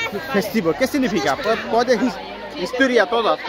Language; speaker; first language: Spanish; non-native, learner; Bangla